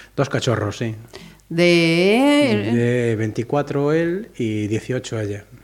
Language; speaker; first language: Spanish; native; Spanish